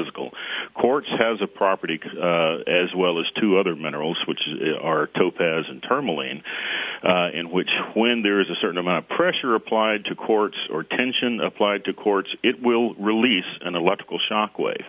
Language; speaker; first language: English; native; English